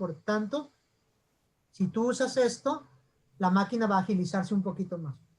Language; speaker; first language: Spanish; native; Spanish